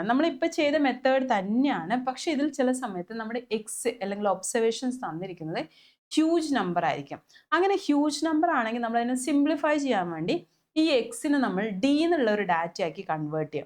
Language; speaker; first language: Malayalam; native; Malayalam